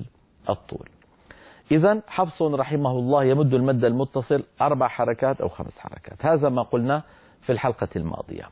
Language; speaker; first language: Arabic; native; Arabic